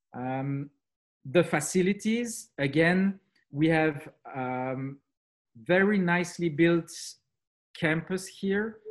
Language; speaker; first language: English; non-native, fluent; French